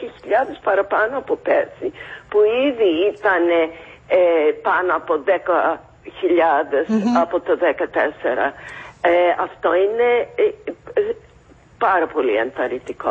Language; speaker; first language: Greek; non-native, fluent; English